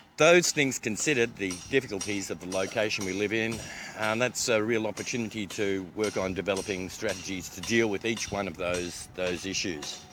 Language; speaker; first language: English; native; English